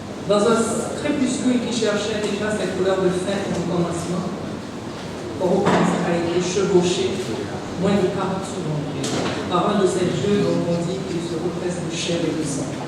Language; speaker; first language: French; non-native, local second language; Haitian Creole